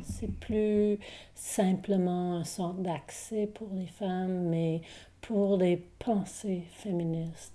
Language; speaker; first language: French; non-native, local second language; English